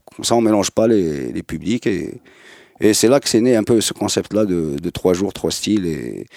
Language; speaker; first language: French; non-native, local second language; Arabic